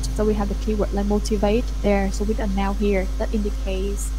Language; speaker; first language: English; non-native, fluent; Vietnamese